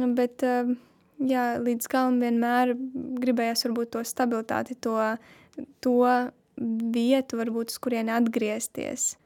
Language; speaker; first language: Latvian; non-native, local second language; Russian